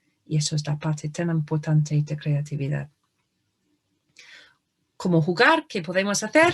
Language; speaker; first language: Spanish; non-native, fluent; English